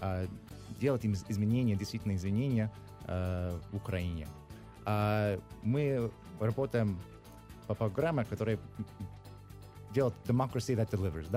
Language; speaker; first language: Russian; non-native, learner; English